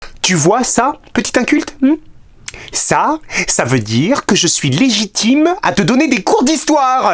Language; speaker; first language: French; native; French